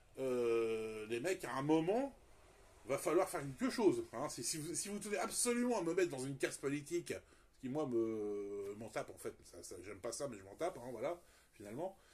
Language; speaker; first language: French; native; French